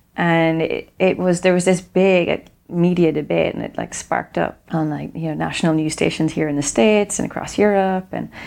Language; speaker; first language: English; native; English